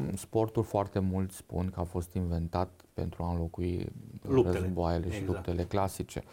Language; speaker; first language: Romanian; non-native, local second language; Hungarian